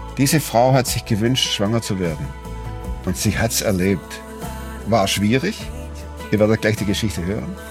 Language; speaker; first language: German; native; German